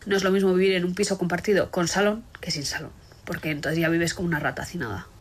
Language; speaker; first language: Spanish; early bilingual, other home language; Arabic